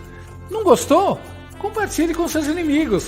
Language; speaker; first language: Portuguese; native; Portuguese